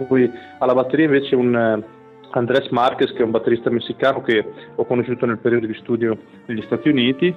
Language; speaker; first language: Italian; native; Italian